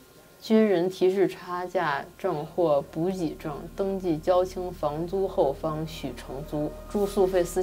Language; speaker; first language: Chinese; native; Chinese